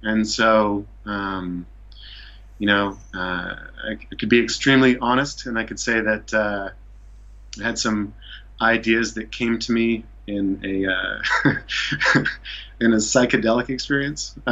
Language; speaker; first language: English; native; English